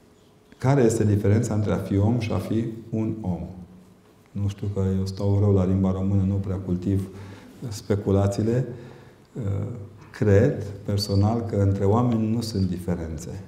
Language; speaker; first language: Romanian; native; Romanian